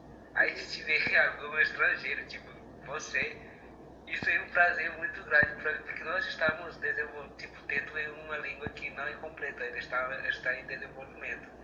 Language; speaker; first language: Portuguese; non-native, local second language; Tetum